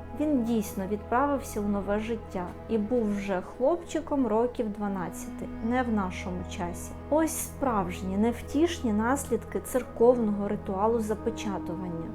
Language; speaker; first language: Ukrainian; native; Ukrainian